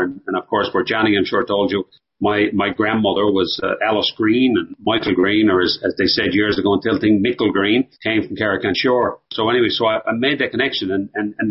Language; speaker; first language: English; native; English